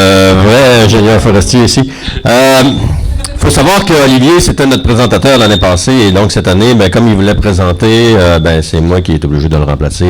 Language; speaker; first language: French; native; French